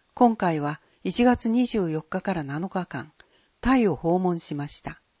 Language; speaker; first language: Japanese; native; Japanese